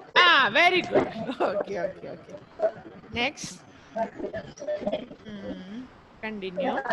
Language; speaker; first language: English; non-native, fluent; Malayalam